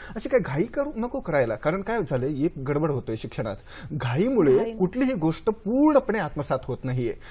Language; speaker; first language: Marathi; non-native, local second language; Kannada